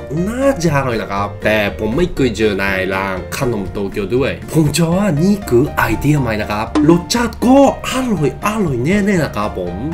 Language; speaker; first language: Thai; non-native, learner; Japanese